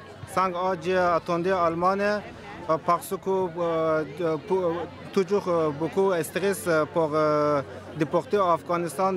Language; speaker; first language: French; non-native, learner; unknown